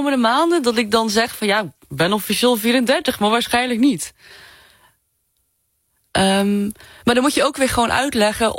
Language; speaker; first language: Dutch; non-native, local second language; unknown